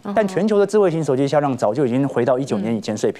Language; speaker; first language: Chinese; native; Chinese